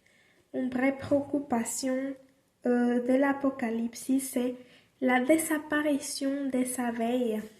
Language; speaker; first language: French; non-native, learner; Spanish